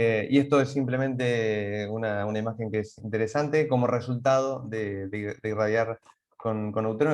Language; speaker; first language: Spanish; native; Spanish